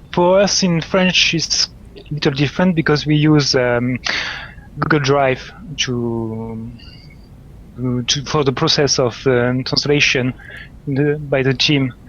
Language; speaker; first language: English; non-native, learner; French